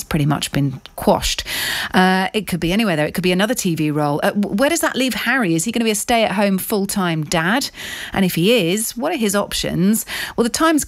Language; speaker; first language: English; native; English